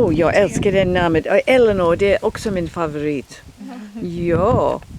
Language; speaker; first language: Swedish; non-native, learner; English